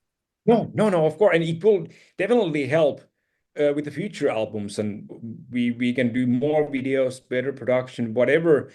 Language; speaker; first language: English; non-native, fluent; Finnish